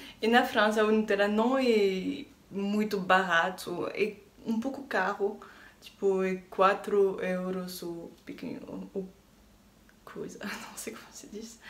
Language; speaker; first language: Portuguese; non-native, learner; French